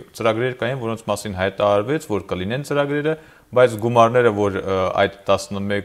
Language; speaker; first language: Armenian; native; Armenian